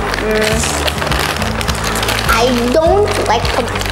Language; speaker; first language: English; non-native, local second language; Hindi